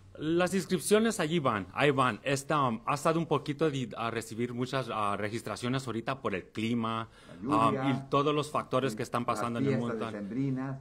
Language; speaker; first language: Spanish; early bilingual, heritage; Spanish